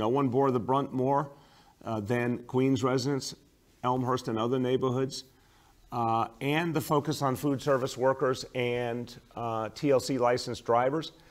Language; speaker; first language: English; native; English